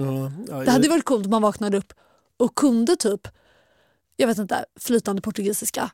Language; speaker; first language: Swedish; native; Swedish